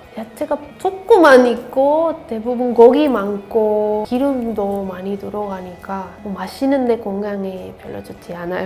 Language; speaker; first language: Korean; non-native, learner; Spanish